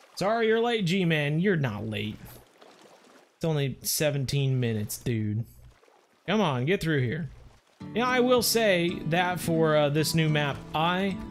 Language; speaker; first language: English; native; English